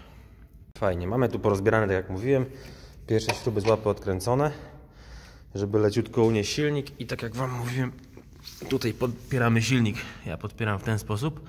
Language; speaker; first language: Polish; native; Polish